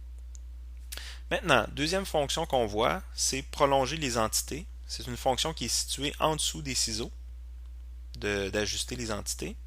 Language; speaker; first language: French; native; French